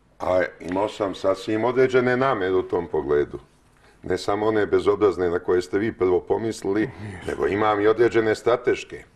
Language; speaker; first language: Serbian; native; Serbian